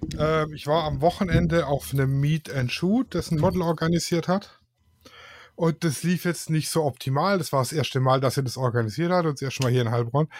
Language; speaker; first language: German; native; German